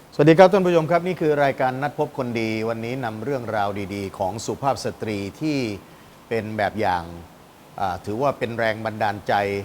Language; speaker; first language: Thai; native; Thai